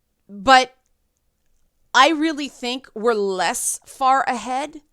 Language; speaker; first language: English; native; English